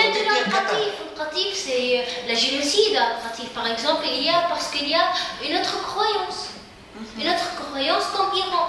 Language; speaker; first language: French; non-native, learner; Arabic